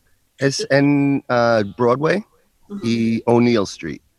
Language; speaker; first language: Spanish; non-native, learner; English